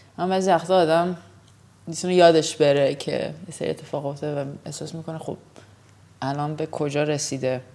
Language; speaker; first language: Persian; early bilingual, heritage; Persian